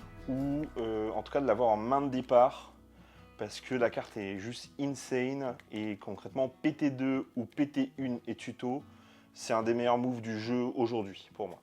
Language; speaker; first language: French; native; French